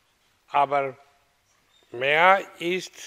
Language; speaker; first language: German; non-native, fluent; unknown